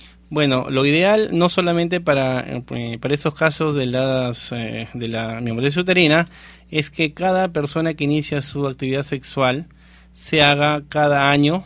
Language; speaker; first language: Spanish; native; Spanish